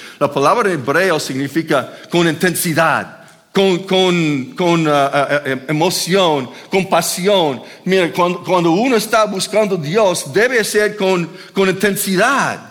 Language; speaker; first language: Spanish; non-native, fluent; English